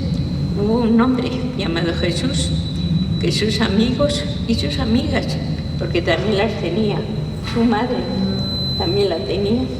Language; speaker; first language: Spanish; non-native, fluent; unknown